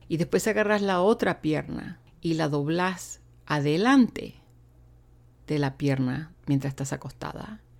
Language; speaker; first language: Spanish; native; Spanish